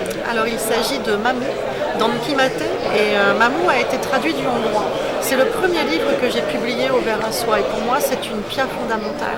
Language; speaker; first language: French; native; French